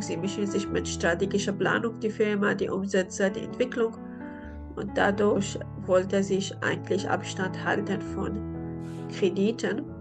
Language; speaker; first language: German; non-native, learner; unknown